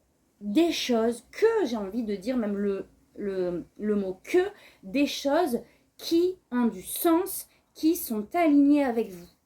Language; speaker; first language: French; native; French